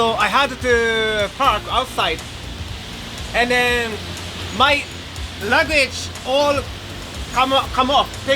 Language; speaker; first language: English; non-native, learner; Japanese